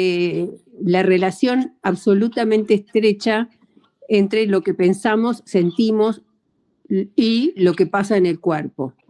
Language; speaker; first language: Spanish; native; Spanish